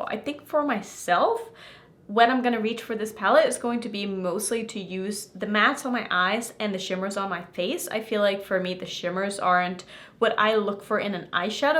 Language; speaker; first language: English; native; English